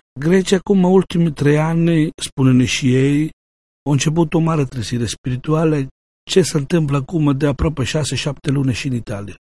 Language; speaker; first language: Romanian; non-native, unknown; Italian